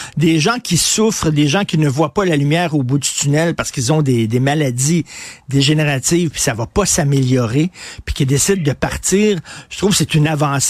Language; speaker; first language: French; native; French